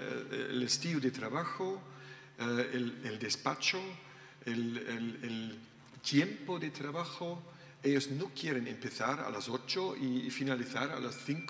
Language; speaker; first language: Spanish; non-native, learner; German